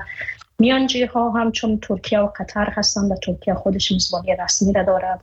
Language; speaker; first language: Persian; native; Persian